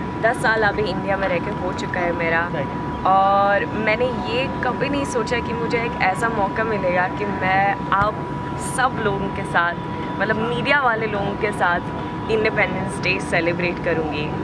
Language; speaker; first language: Hindi; non-native, fluent; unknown